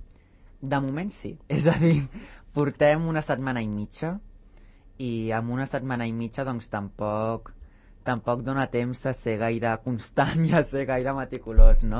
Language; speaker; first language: Catalan; native; Catalan